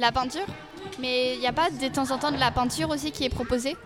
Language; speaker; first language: French; native; French